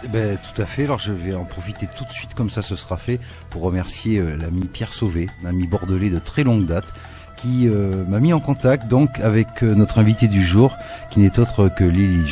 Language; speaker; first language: French; native; French